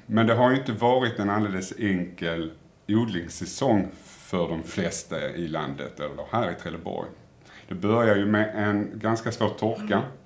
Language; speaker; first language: Swedish; native; Swedish